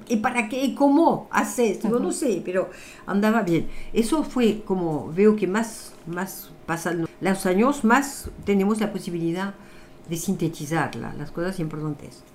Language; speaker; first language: Spanish; non-native, fluent; French